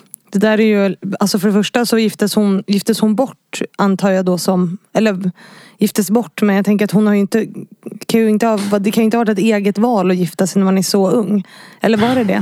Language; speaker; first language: Swedish; native; Swedish